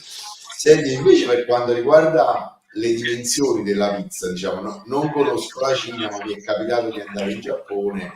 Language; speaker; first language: Italian; native; Italian